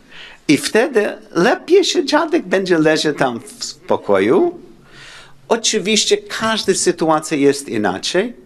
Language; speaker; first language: Polish; non-native, learner; English